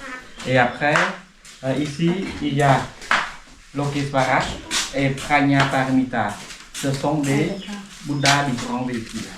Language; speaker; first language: French; non-native, fluent; Khmer